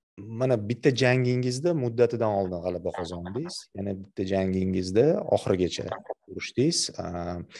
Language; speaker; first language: Uzbek; native; Uzbek